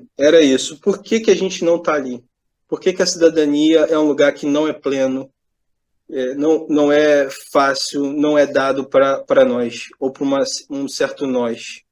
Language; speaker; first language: Portuguese; native; Portuguese